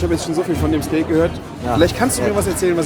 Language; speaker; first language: German; native; German